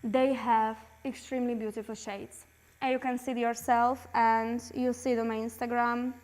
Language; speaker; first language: English; non-native, fluent; Slovak